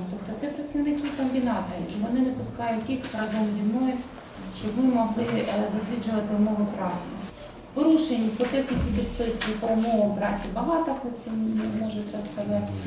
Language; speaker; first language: Ukrainian; non-native, local second language; Russian